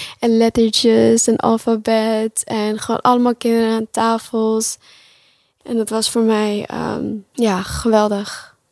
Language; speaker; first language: Dutch; early bilingual, other home language; Pashto